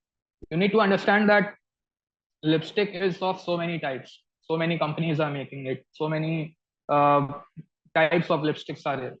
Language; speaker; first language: English; non-native, local second language; Hindi